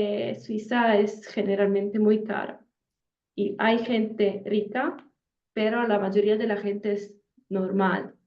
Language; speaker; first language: Spanish; non-native, fluent; Italian